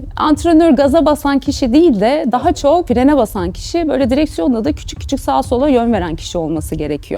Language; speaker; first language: Turkish; native; Turkish